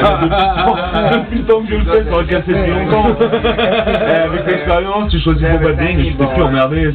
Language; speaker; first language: French; native; French